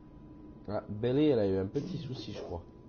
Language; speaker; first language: French; native; French